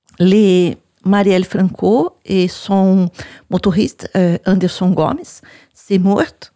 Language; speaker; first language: French; non-native, learner; Portuguese